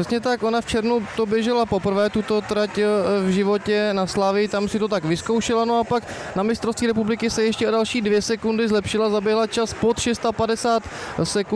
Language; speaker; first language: Czech; native; Czech